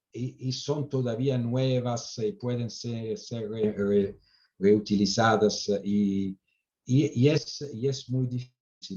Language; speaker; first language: Spanish; non-native, fluent; Italian